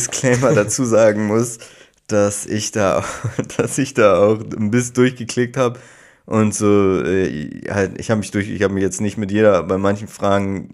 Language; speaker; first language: German; native; German